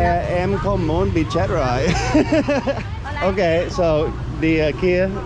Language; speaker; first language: Vietnamese; non-native, learner; English